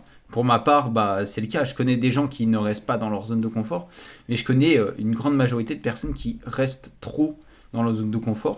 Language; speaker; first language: French; native; French